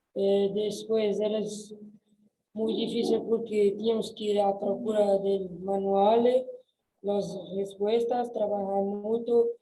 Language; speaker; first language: Spanish; non-native, learner; Portuguese